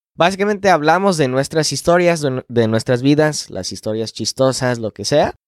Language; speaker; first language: Spanish; non-native, fluent; English